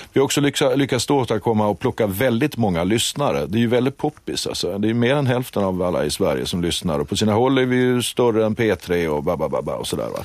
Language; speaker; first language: Swedish; native; Swedish